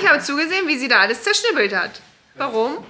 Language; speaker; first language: German; native; German